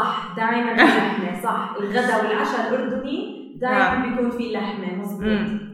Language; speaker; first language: Arabic; native; Arabic